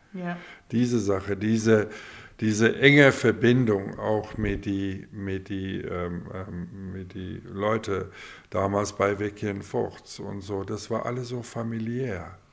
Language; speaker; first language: German; non-native, local second language; Afrikaans